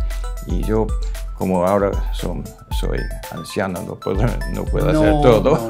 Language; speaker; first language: Spanish; non-native, local second language; English